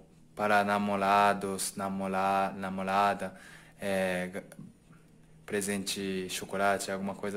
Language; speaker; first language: Portuguese; non-native, learner; Japanese